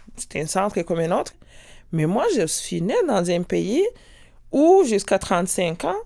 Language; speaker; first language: French; non-native, local second language; Kinyarwanda